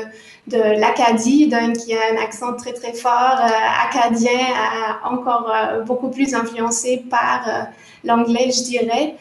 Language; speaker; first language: French; non-native, fluent; German